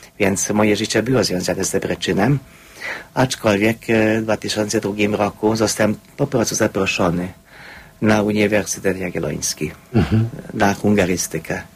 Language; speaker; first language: Polish; non-native, fluent; Hungarian